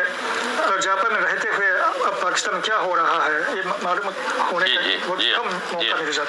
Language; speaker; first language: Hindi; non-native, fluent; Japanese